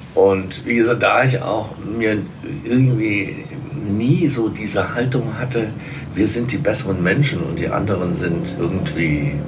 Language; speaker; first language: German; native; German